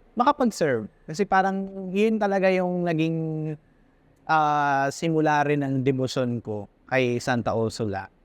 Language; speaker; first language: Filipino; native; Filipino